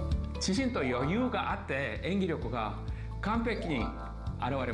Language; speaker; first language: Japanese; non-native, learner; Korean